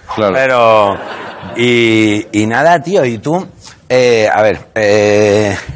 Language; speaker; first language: Spanish; native; Spanish